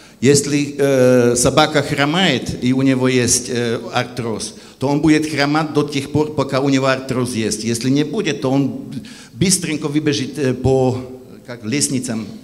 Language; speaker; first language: Russian; non-native, fluent; German